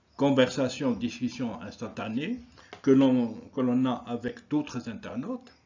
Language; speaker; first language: French; non-native, local second language; Arabic